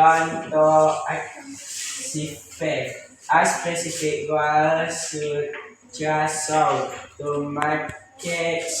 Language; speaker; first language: English; non-native, learner; Indonesian